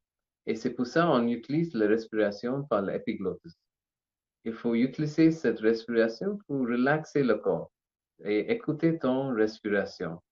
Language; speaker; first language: French; non-native, learner; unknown